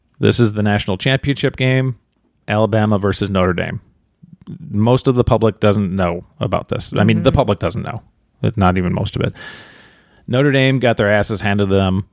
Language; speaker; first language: English; native; English